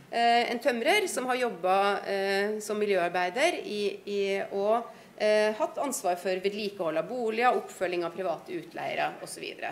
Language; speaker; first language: Norwegian; native; Norwegian